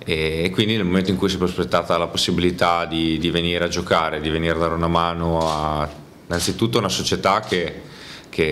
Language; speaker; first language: Italian; native; Italian